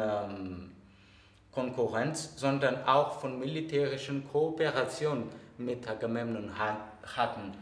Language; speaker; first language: German; non-native, fluent; Greek